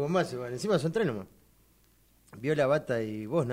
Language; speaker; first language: Spanish; native; Spanish